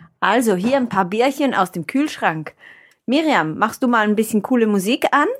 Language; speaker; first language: German; native; German